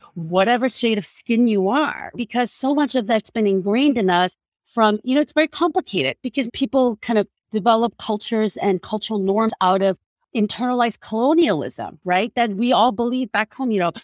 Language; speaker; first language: English; non-native, fluent; Korean